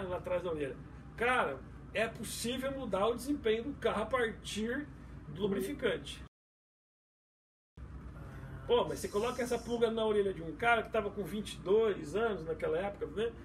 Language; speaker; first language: Portuguese; native; Portuguese